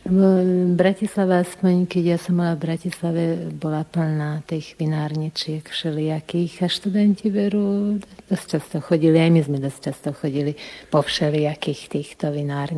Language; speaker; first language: Slovak; early bilingual, heritage; Slovak